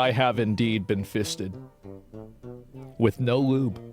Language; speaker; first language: English; native; English